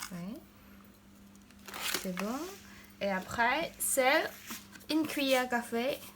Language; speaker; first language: French; non-native, learner; Khmer